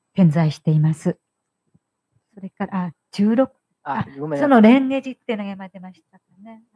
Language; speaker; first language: Japanese; native; Japanese